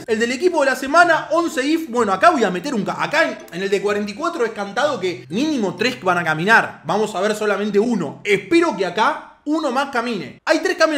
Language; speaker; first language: Spanish; native; Spanish